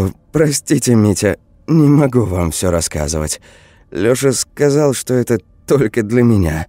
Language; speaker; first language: Russian; native; Russian